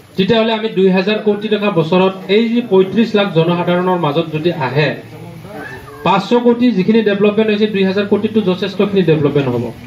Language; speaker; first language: Assamese; non-native, local second language; Bodo